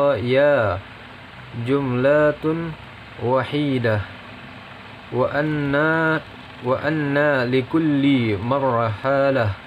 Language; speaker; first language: Arabic; non-native, learner; Indonesian